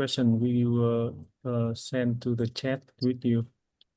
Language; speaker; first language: English; non-native, fluent; Vietnamese